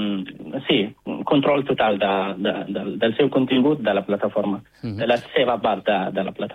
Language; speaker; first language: Catalan; non-native, fluent; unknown